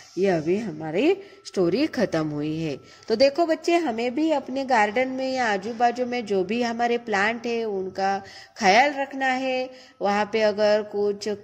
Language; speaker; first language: Hindi; non-native, local second language; Marathi